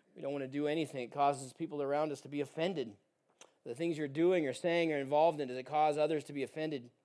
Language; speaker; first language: English; native; English